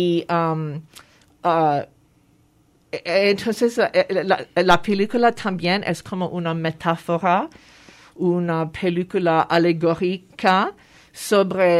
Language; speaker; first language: Spanish; non-native, fluent; French